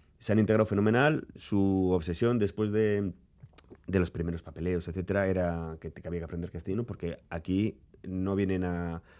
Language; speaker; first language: Spanish; native; Spanish